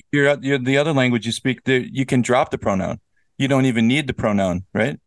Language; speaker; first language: English; native; English